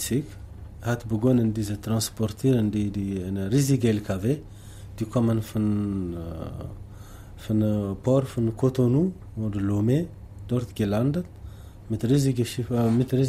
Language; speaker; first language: German; non-native, learner; Tamasheq